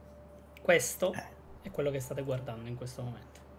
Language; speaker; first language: Italian; native; Italian